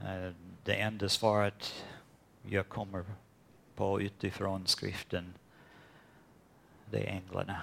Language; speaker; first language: Swedish; non-native, fluent; English